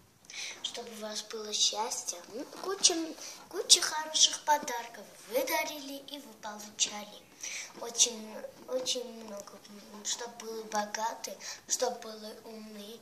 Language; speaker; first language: Russian; non-native, learner; Armenian